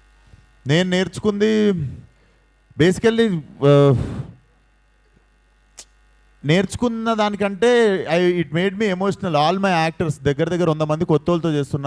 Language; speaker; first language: Telugu; native; Telugu